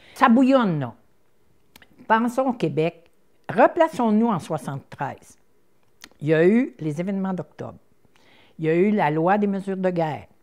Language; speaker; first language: French; native; French